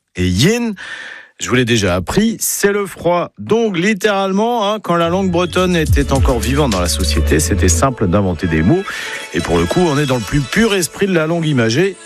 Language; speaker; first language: French; native; French